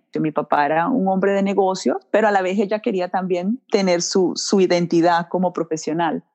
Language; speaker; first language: Spanish; native; Spanish